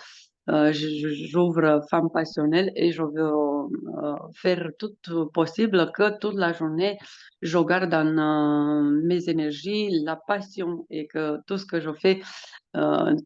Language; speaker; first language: French; non-native, fluent; Romanian